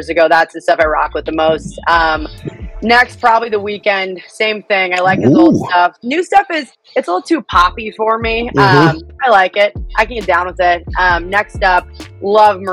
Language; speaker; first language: English; native; English